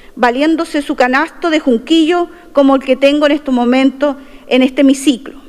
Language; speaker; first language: Spanish; non-native, local second language; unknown